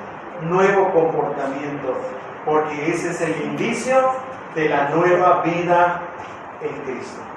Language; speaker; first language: Spanish; native; Spanish